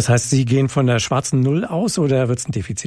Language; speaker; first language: German; native; German